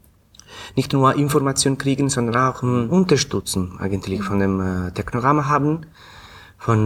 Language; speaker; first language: German; non-native, fluent; Italian